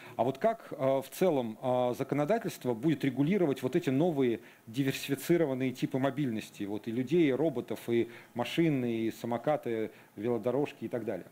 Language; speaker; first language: Russian; native; Russian